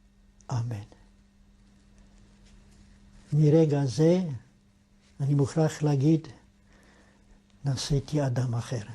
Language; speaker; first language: Hebrew; non-native, fluent; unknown